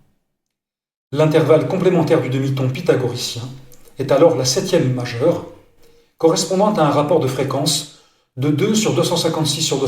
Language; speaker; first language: French; native; French